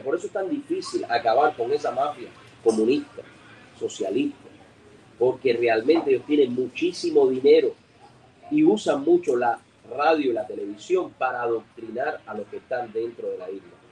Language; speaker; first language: Spanish; native; Spanish